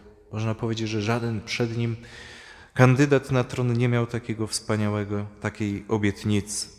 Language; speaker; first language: Polish; native; Polish